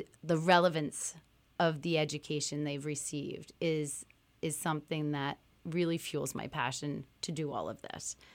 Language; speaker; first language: English; early bilingual, other home language; French